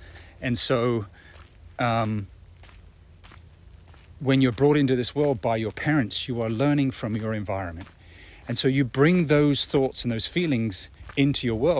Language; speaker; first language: English; native; English